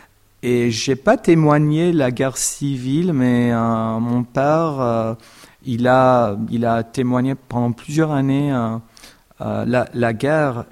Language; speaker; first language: French; non-native, fluent; Armenian